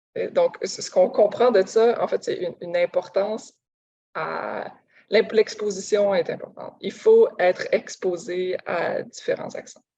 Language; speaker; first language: French; native; French